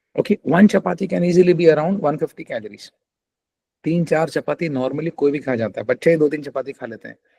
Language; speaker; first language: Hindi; non-native, local second language; Telugu